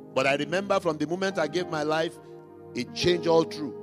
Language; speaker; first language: English; non-native, local second language; Igbo